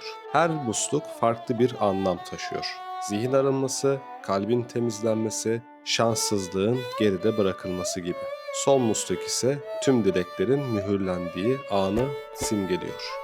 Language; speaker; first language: Turkish; native; Turkish